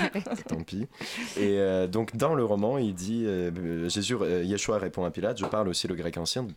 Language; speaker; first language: French; non-native, fluent; Ukrainian